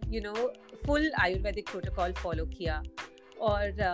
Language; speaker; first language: Hindi; non-native, local second language; Gujarati